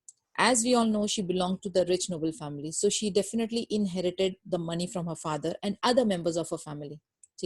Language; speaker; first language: English; non-native, local second language; Urdu